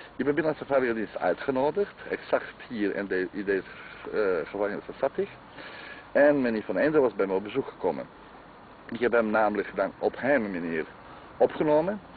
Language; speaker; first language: Dutch; non-native, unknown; Croatian